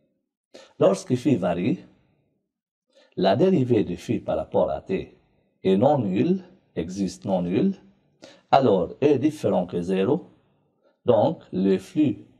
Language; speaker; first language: French; non-native, local second language; Arabic